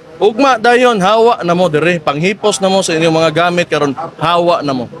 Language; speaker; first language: Cebuano; native; Cebuano